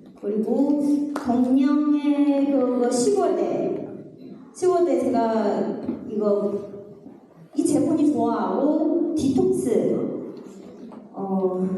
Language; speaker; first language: Korean; non-native, learner; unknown